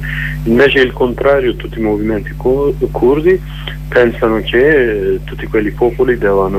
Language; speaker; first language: Italian; non-native, learner; Kurdish